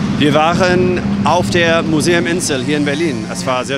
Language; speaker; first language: German; non-native, learner; English